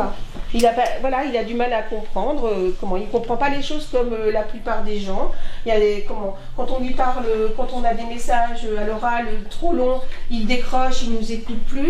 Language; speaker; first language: French; native; French